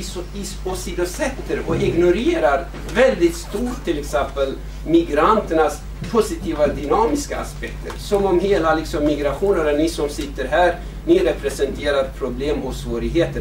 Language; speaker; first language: Swedish; non-native, fluent; Kurdish